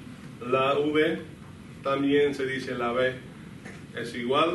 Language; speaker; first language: Spanish; non-native, fluent; English